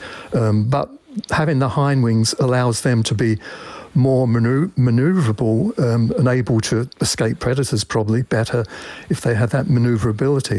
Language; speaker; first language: English; native; English